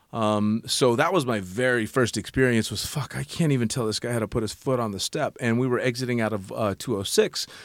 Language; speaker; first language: English; native; English